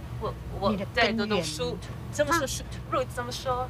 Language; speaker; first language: Chinese; non-native, fluent; Dutch